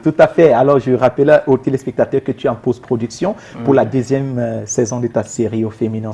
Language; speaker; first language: French; native; French